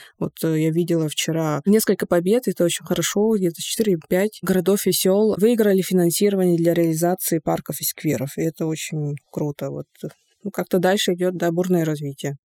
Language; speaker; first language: Russian; non-native, local second language; Yakut